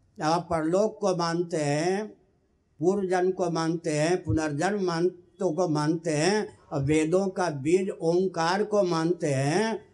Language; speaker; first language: Hindi; non-native, local second language; Maithili